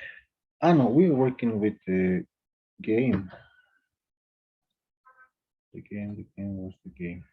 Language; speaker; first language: English; non-native, fluent; Spanish